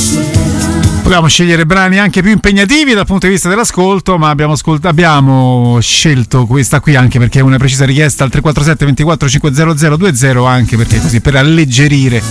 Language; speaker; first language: Italian; native; Italian